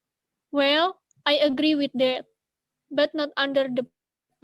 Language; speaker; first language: English; non-native, learner; Indonesian